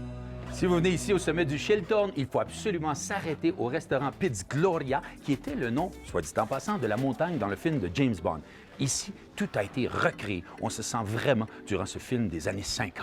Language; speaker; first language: French; native; French